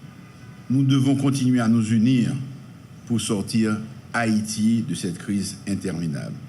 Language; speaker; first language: French; non-native, local second language; Haitian Creole